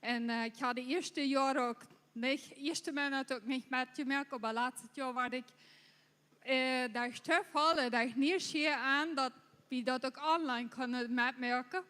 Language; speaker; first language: German; non-native, local second language; Low German